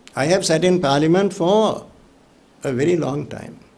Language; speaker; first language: English; non-native, local second language; Sinhala